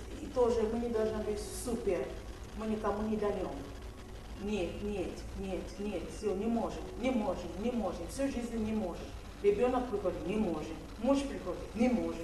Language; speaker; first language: Russian; non-native, fluent; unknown